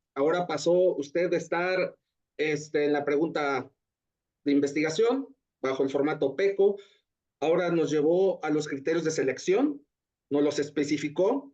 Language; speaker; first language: Spanish; native; Spanish